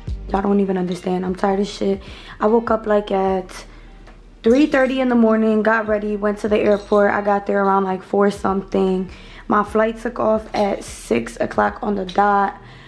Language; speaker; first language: English; native; English